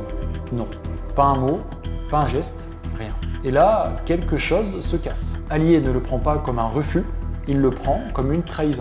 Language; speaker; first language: French; native; French